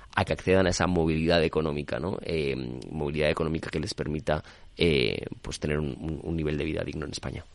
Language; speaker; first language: Spanish; native; Spanish